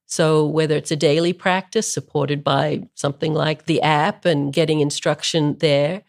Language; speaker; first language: English; native; English